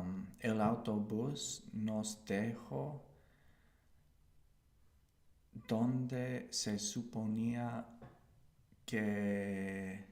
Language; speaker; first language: Spanish; non-native, learner; English